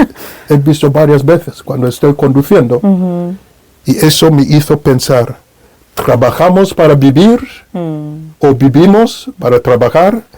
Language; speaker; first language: Spanish; non-native, fluent; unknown